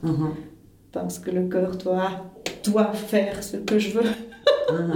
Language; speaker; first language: French; non-native, fluent; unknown